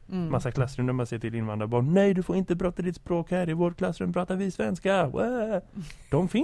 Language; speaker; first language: Swedish; native; Swedish